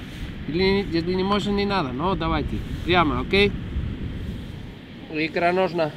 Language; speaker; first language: Russian; non-native, learner; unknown